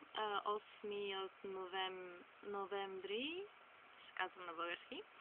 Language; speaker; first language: Bulgarian; early bilingual, heritage; Bulgarian